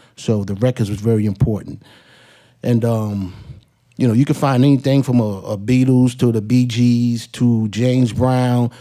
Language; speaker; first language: English; native; English